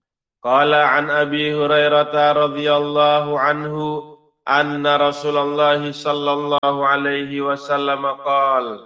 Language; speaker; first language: Arabic; non-native, fluent; Indonesian